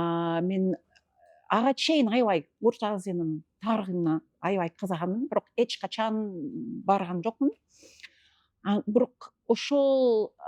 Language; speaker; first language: Kyrgyz; non-native, fluent; English